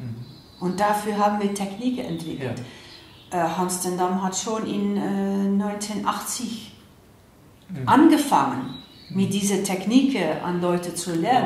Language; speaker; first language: German; non-native, fluent; Dutch